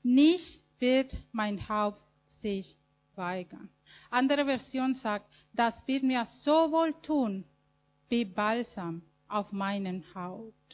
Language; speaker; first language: German; non-native, fluent; Spanish